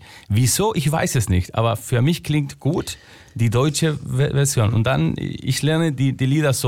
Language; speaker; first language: German; non-native, fluent; Spanish